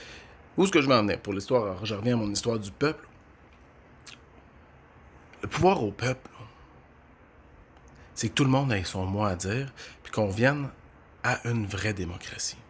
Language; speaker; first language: French; native; French